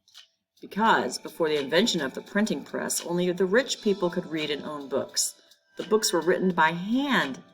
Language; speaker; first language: English; native; English